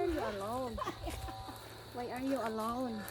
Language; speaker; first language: English; non-native, learner; Filipino